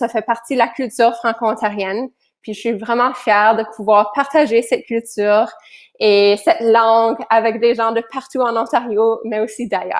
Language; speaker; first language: French; native; French